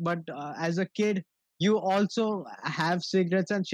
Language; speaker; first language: English; non-native, local second language; Bangla